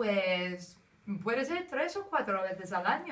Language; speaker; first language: Spanish; non-native, fluent; English